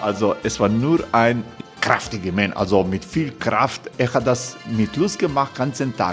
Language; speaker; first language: German; non-native, learner; Croatian